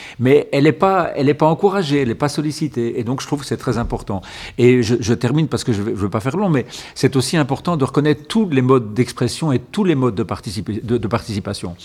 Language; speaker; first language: French; native; French